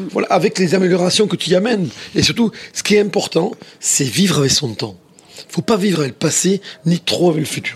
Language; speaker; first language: French; native; French